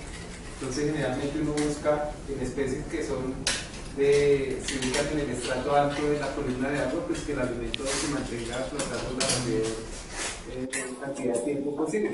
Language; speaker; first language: Spanish; native; Spanish